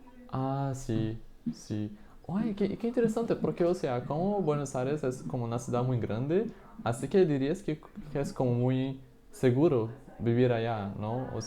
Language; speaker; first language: Spanish; non-native, fluent; Portuguese